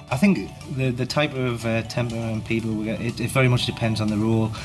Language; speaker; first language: English; native; English